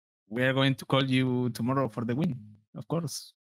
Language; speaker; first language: English; non-native, learner; Spanish